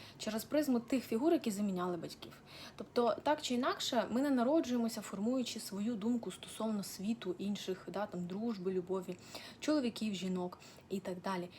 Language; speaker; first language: Ukrainian; non-native, local second language; Russian